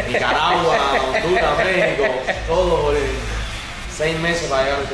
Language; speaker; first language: Spanish; native; Spanish